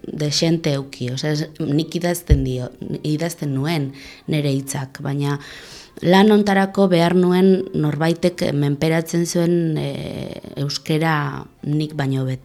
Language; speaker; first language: Basque; non-native, local second language; Spanish